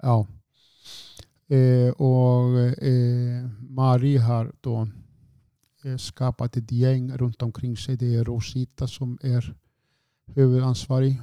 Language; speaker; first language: Swedish; non-native, fluent; Icelandic